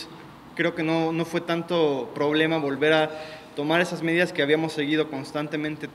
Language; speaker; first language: Spanish; native; Spanish